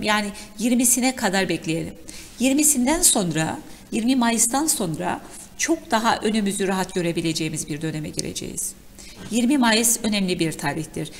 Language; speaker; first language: Turkish; native; Turkish